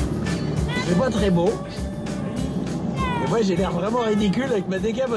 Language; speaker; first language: French; native; French